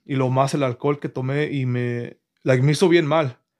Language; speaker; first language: Spanish; native; Spanish